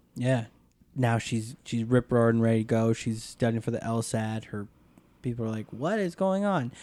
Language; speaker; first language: English; native; English